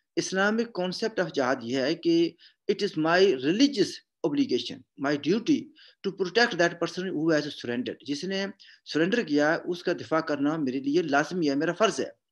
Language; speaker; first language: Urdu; non-native, local second language; Punjabi